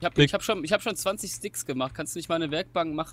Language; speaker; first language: German; native; German